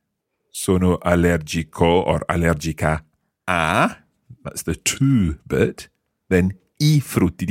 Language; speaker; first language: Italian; non-native, fluent; English